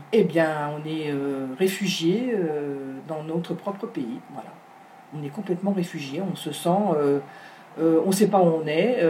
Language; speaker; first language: French; native; French